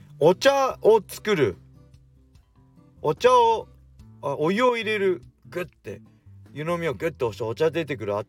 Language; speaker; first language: Japanese; native; Japanese